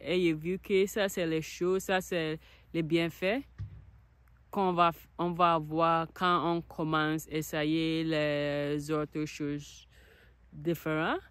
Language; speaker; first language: French; non-native, learner; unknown